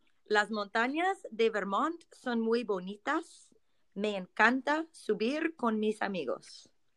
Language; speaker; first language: Spanish; non-native, fluent; English